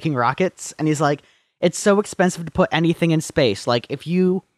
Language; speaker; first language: English; native; English